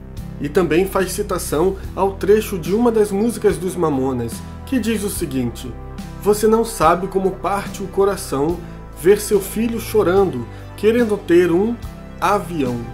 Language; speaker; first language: Portuguese; native; Portuguese